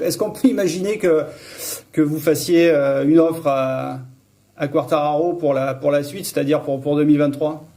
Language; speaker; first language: French; native; French